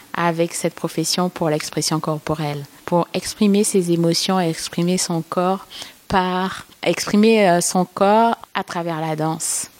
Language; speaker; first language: French; native; French